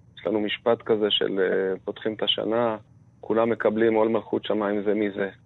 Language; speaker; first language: Hebrew; native; Hebrew